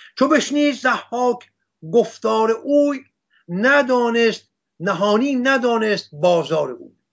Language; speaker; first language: Persian; non-native, local second language; Assyrian Neo-Aramaic